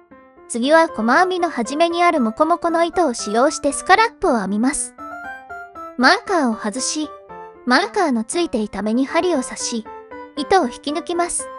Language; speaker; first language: Japanese; native; Japanese